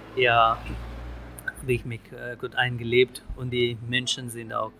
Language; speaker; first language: German; non-native, fluent; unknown